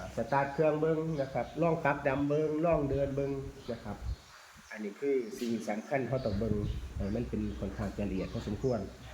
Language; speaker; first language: Thai; native; Thai